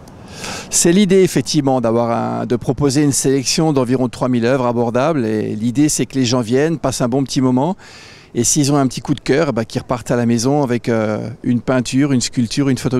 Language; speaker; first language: French; native; French